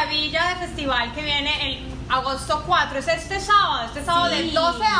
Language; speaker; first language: Spanish; native; Spanish